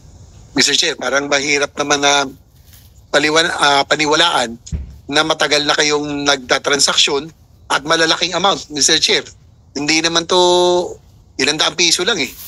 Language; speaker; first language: Filipino; native; Filipino